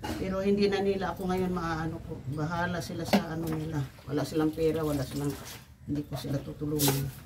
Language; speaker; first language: Filipino; non-native, local second language; Cebuano